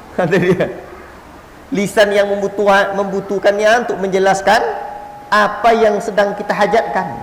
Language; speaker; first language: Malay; native; Malay